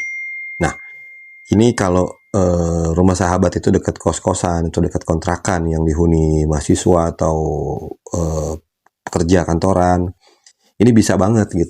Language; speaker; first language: Indonesian; native; Indonesian